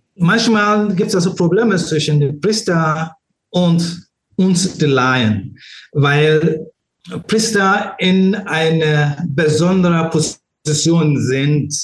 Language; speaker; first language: German; non-native, learner; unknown